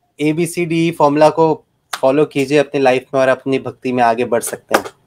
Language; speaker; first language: Hindi; native; Hindi